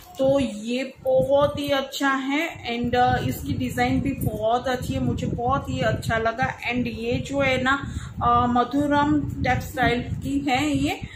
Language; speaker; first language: Hindi; non-native, local second language; Gujarati